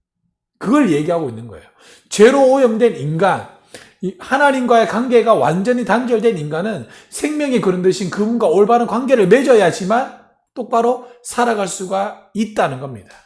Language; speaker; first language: Korean; native; Korean